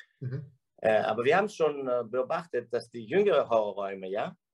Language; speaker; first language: German; non-native, fluent; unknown